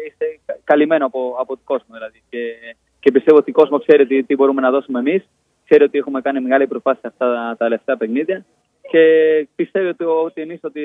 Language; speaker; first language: Greek; non-native, fluent; Spanish